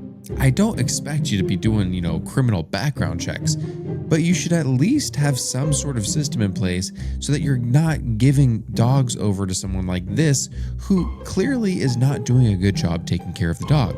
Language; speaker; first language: English; native; English